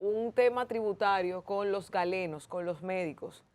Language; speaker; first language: Spanish; native; Spanish